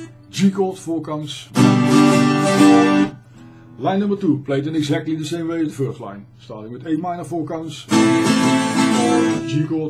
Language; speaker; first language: English; non-native, fluent; Dutch